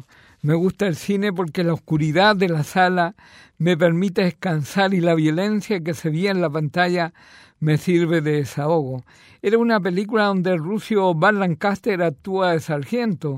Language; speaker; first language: Spanish; native; Spanish